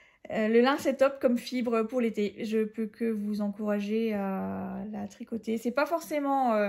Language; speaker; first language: French; native; French